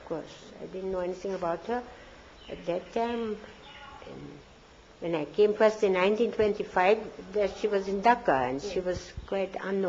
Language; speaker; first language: English; non-native, fluent; German